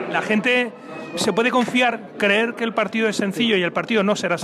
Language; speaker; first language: Spanish; native; Spanish